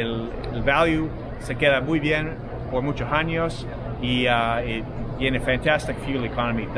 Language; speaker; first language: Spanish; non-native, fluent; English